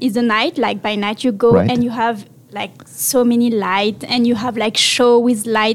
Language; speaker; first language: English; non-native, learner; French